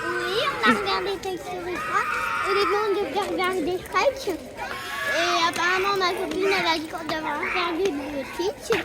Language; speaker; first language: French; native; French